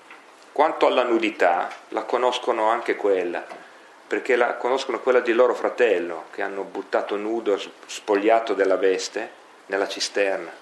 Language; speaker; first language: Italian; native; Italian